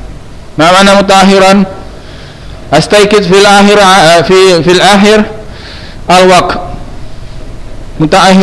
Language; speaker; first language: Arabic; non-native, fluent; Indonesian